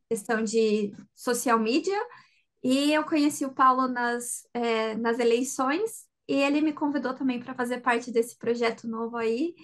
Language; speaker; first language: Portuguese; native; Portuguese